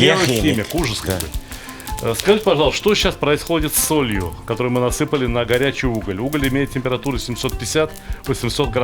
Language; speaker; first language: Russian; native; Russian